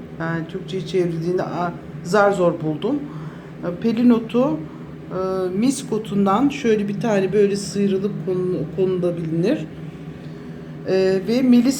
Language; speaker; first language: Turkish; native; Turkish